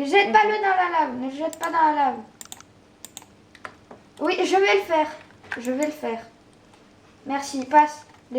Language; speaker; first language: French; native; French